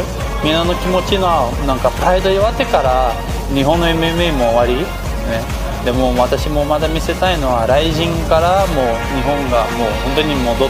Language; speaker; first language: Japanese; non-native, learner; Portuguese